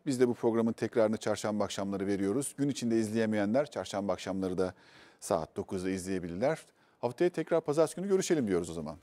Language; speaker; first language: Turkish; native; Turkish